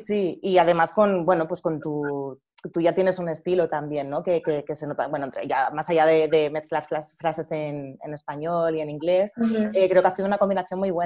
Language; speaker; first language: Spanish; native; Spanish